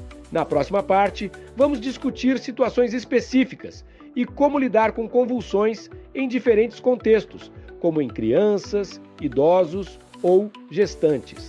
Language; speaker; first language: Portuguese; native; Portuguese